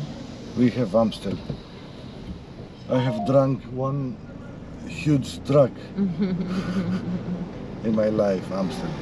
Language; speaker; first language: English; non-native, learner; Greek